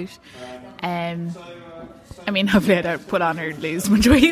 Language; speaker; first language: English; native; English